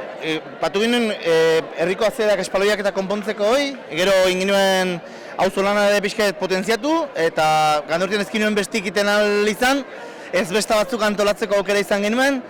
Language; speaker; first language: Basque; native; Basque